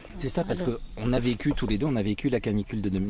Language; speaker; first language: French; native; French